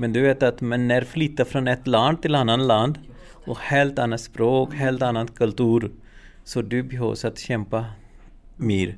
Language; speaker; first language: Swedish; non-native, learner; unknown